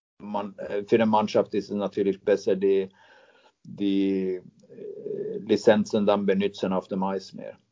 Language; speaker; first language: German; non-native, fluent; Swedish